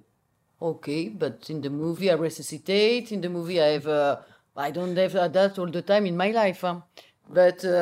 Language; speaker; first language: English; non-native, learner; French